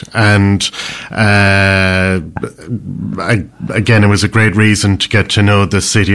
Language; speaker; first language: English; native; English